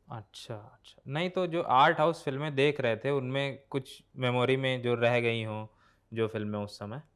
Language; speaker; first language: Hindi; native; Hindi